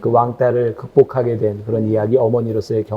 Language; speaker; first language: Korean; native; Korean